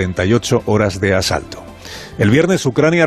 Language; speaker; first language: Spanish; native; Spanish